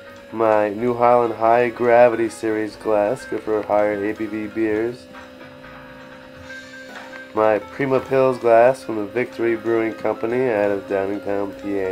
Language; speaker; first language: English; native; English